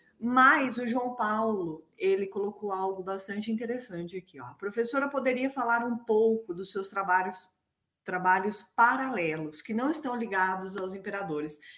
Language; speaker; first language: Portuguese; native; Portuguese